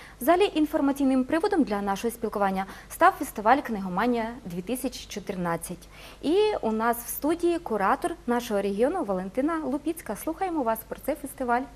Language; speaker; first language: Ukrainian; non-native, local second language; Russian